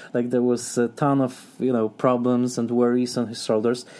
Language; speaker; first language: English; non-native, fluent; Polish